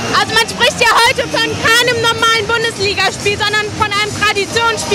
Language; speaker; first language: German; native; German